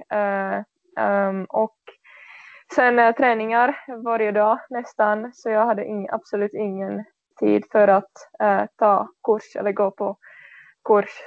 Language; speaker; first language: Swedish; non-native, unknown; Czech